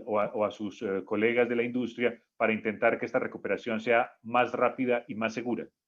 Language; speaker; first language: Spanish; native; Spanish